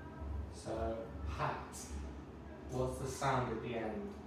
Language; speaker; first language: English; native; English